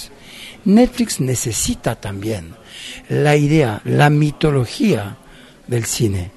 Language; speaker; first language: Spanish; non-native, fluent; French